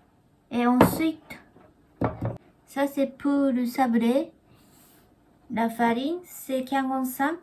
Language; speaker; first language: French; non-native, learner; Japanese